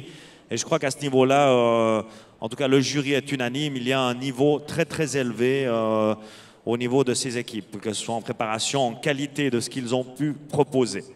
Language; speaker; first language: French; native; French